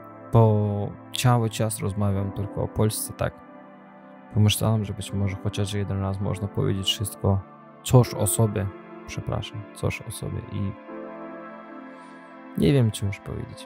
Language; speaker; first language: Polish; non-native, learner; Azerbaijani